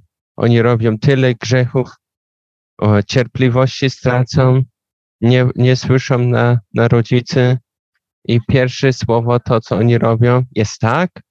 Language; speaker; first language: Polish; non-native, learner; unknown